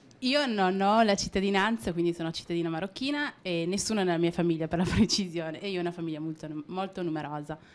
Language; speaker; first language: Italian; early bilingual, other home language; Riffian